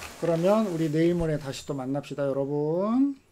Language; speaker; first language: Korean; native; Korean